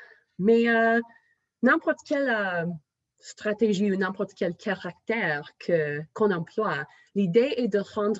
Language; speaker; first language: French; non-native, fluent; English